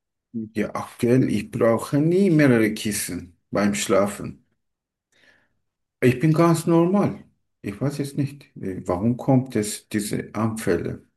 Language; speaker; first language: German; non-native, learner; Turkish